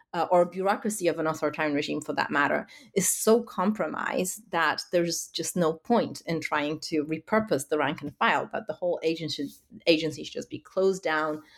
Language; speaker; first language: English; early bilingual, other home language; Polish